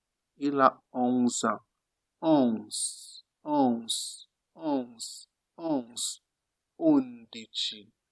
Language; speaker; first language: French; non-native, fluent; Italian